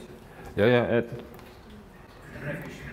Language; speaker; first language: Russian; native; Russian